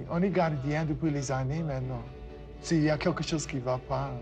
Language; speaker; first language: French; non-native, fluent; English